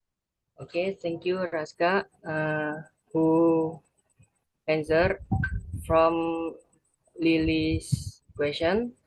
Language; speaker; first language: English; non-native, learner; Indonesian